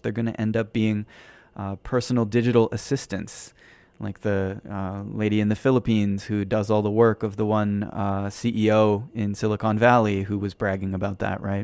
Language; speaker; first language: English; native; English